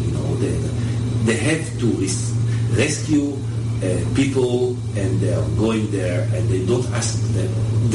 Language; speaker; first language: English; early bilingual, other home language; French